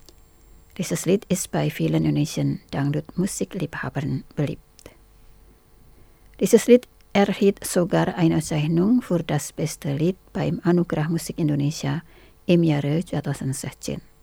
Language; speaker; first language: German; non-native, fluent; Indonesian